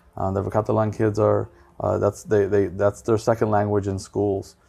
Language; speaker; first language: English; native; English